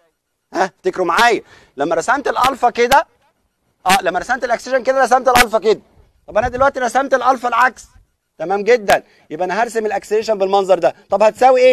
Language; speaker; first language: Arabic; native; Arabic